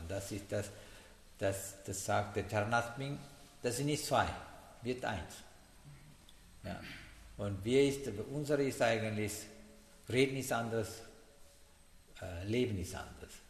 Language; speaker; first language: German; non-native, learner; Sinhala